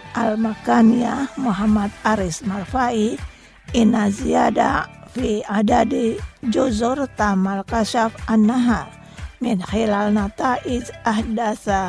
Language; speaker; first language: Arabic; non-native, fluent; Indonesian